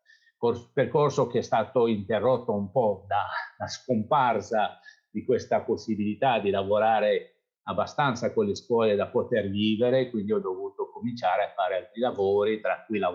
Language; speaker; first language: Italian; non-native, fluent; Kabyle